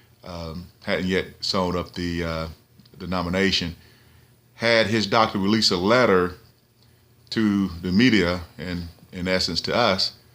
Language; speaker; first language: English; native; English